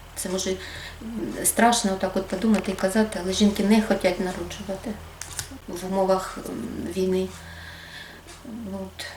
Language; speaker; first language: Ukrainian; native; Ukrainian